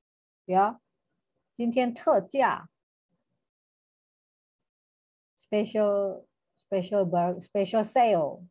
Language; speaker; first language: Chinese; non-native, fluent; Indonesian